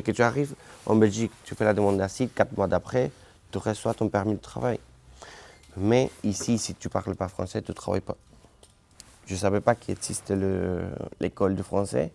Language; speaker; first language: French; non-native, learner; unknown